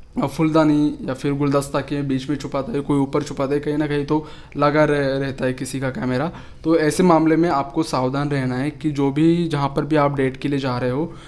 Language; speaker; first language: Hindi; native; Hindi